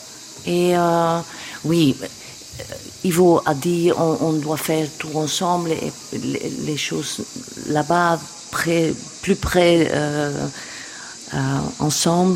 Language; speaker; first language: French; non-native, local second language; Dutch